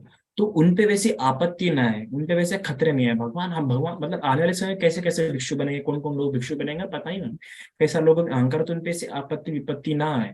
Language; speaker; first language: Hindi; non-native, local second language; Marathi